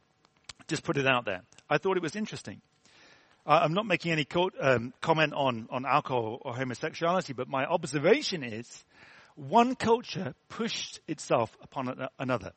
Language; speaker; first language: English; native; English